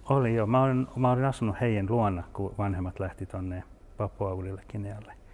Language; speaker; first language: Finnish; early bilingual, heritage; Finnish